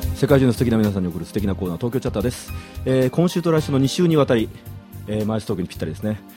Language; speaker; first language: Japanese; native; Japanese